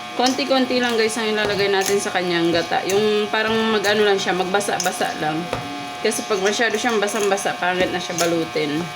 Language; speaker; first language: Filipino; native; Filipino